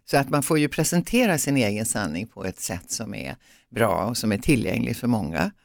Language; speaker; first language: Swedish; native; Swedish